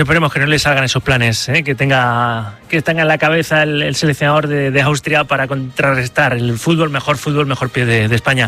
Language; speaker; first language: Spanish; native; Spanish